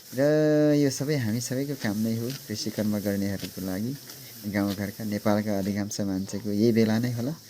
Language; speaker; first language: Nepali; native; Nepali